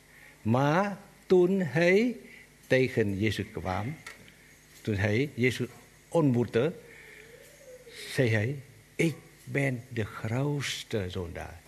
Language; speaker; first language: Dutch; non-native, learner; Vietnamese